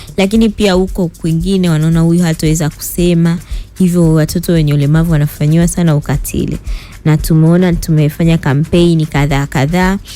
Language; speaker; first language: Swahili; native; Swahili